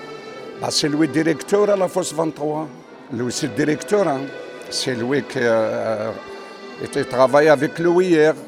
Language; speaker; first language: French; non-native, fluent; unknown